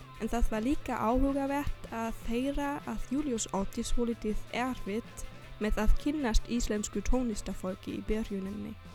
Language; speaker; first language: Icelandic; non-native, learner; German